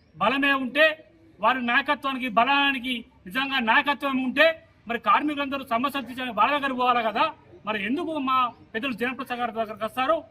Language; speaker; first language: Telugu; native; Telugu